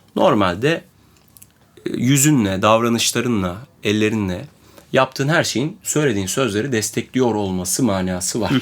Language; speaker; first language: Turkish; native; Turkish